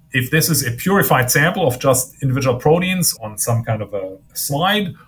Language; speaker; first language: English; non-native, fluent; German